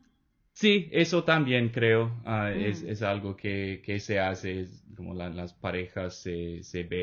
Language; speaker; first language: Spanish; non-native, fluent; English